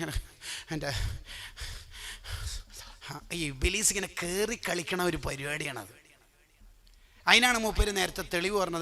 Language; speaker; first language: Malayalam; native; Malayalam